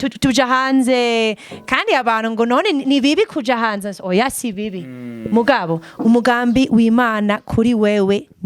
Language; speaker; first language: Rundi; non-native, fluent; English